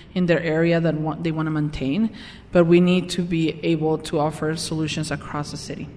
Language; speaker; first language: English; non-native, fluent; Spanish